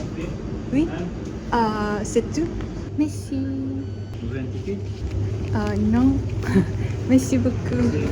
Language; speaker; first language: French; non-native, learner; Korean